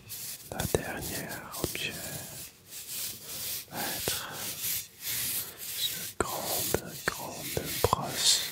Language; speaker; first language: French; non-native, local second language; Dutch